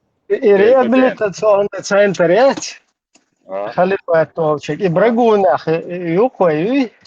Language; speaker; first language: Russian; non-native, local second language; Chechen